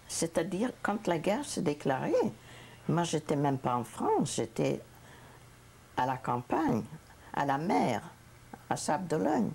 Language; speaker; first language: French; non-native, fluent; Hungarian